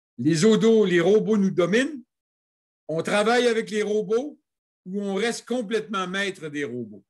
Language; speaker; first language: French; native; French